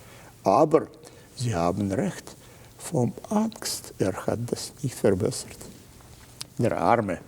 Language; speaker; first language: German; non-native, fluent; Russian